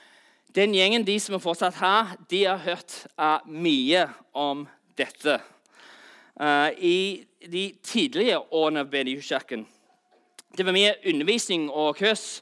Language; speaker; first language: Norwegian; non-native, fluent; English